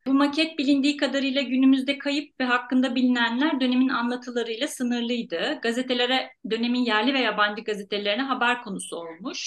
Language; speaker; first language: Turkish; native; Turkish